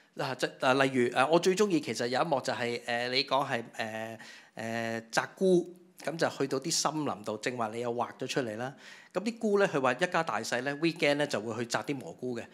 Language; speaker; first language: Cantonese; native; Cantonese